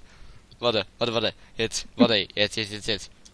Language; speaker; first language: German; native; German